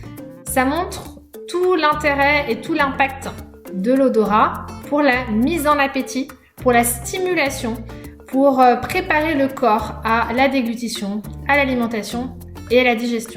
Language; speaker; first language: French; native; French